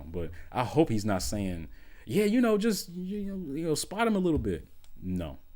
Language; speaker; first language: English; native; English